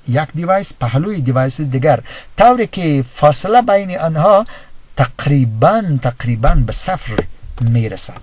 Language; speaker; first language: Persian; native; Persian